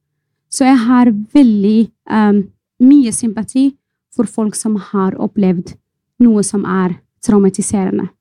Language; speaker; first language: Norwegian; non-native, fluent; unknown